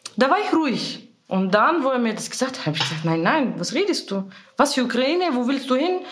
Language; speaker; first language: German; non-native, fluent; Bulgarian